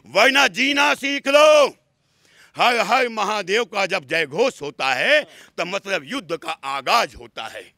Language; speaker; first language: Hindi; native; Hindi